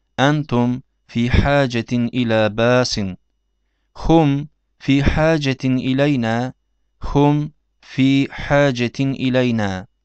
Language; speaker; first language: Arabic; non-native, fluent; Turkish